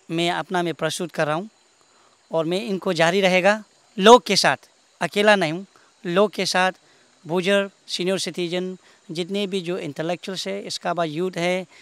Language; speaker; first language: Hindi; non-native, local second language; Nyishi